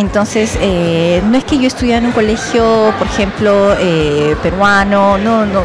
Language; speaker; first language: Spanish; early bilingual, heritage; Spanish